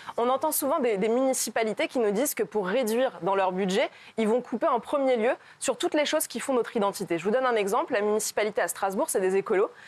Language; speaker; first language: French; native; French